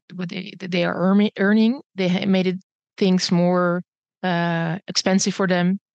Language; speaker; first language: English; early bilingual, other home language; Bosnian